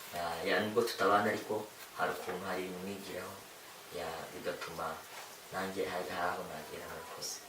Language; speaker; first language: Kinyarwanda; native; Kinyarwanda